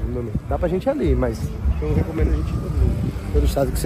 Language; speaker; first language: Portuguese; native; Portuguese